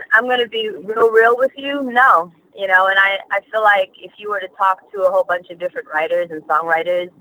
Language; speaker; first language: English; native; English